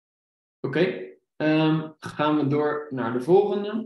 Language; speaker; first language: Dutch; native; Dutch